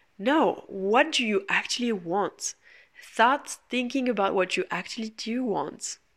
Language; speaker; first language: English; non-native, fluent; French